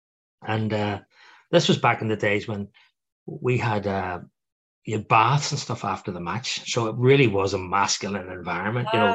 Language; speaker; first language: English; native; English